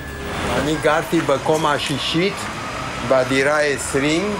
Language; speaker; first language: Hebrew; non-native, fluent; Romanian